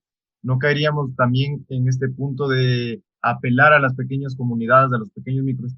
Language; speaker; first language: Spanish; native; Spanish